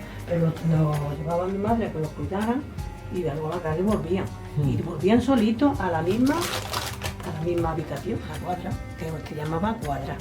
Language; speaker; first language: Spanish; native; Spanish